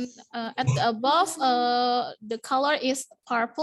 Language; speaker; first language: English; non-native, fluent; Indonesian